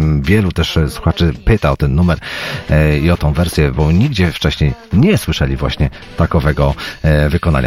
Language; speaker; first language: Polish; native; Polish